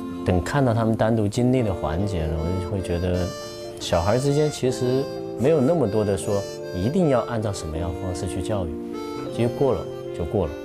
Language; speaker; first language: Chinese; native; Chinese